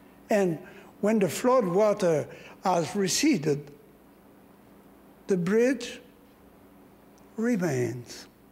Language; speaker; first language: English; non-native, fluent; French